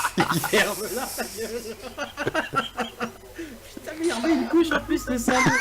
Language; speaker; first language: French; native; French